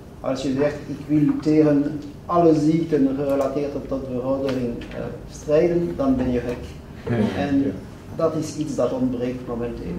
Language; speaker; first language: Dutch; non-native, fluent; French